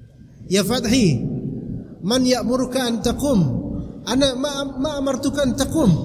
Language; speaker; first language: Arabic; non-native, fluent; Indonesian